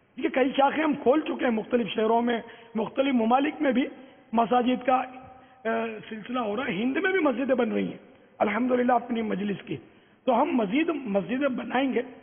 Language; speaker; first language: Urdu; non-native, local second language; Memoni